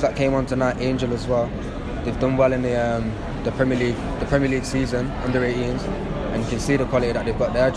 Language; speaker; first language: English; native; English